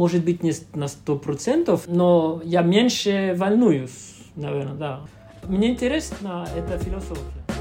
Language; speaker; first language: Russian; non-native, fluent; French